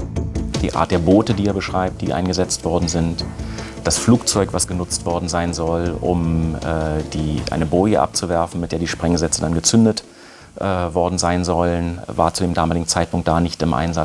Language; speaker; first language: German; native; German